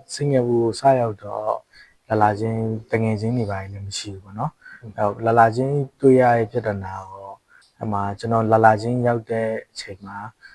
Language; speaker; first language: Burmese; native; Burmese